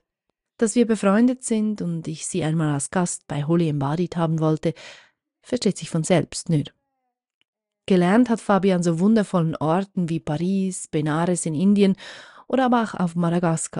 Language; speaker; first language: German; native; German